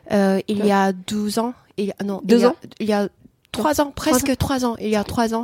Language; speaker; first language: French; non-native, fluent; Korean